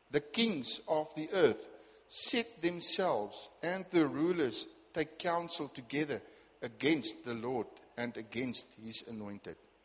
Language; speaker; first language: English; non-native, local second language; Afrikaans